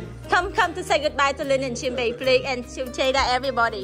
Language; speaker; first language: English; non-native, learner; Vietnamese